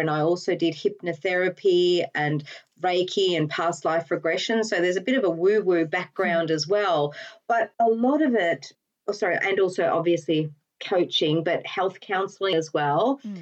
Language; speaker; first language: English; native; English